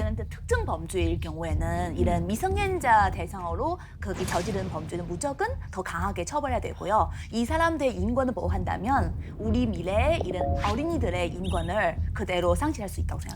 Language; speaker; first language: Korean; non-native, fluent; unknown